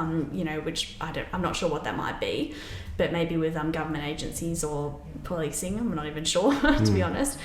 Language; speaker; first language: English; native; English